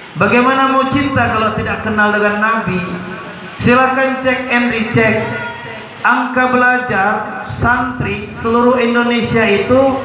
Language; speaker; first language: Indonesian; non-native, local second language; Malay